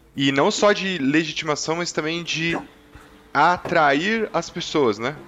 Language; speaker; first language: Portuguese; native; Portuguese